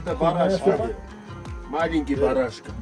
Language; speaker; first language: Russian; non-native, learner; Armenian